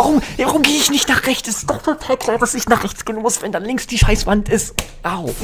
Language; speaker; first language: German; native; German